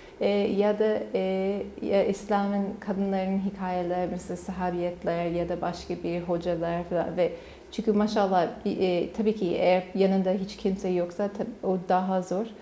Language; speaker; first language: Turkish; non-native, learner; English